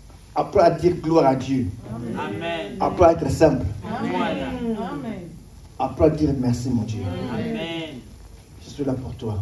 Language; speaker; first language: French; non-native, local second language; Lingala